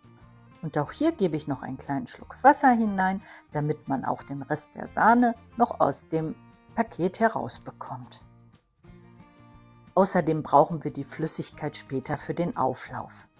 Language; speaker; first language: German; native; German